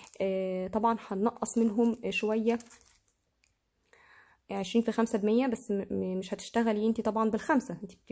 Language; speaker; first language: Arabic; native; Arabic